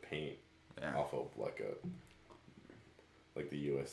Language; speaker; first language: English; native; English